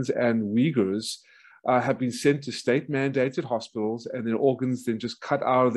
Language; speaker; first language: English; native; English